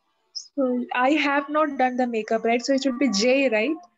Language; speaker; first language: English; non-native, learner; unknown